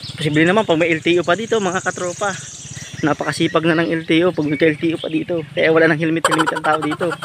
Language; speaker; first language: Filipino; non-native, local second language; Bikol